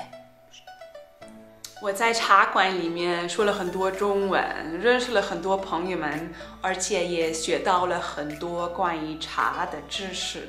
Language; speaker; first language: Chinese; non-native, fluent; German